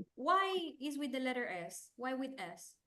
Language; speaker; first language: English; non-native, fluent; Spanish